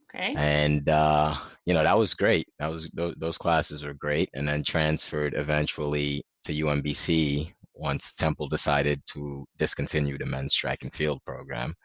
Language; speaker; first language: English; early bilingual, other home language; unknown